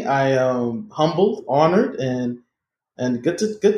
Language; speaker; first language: English; native; English